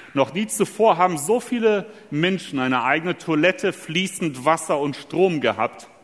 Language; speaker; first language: German; early bilingual, other home language; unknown